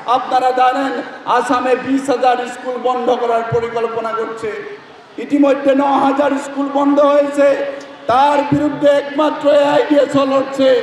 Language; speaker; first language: Bangla; non-native, learner; Assamese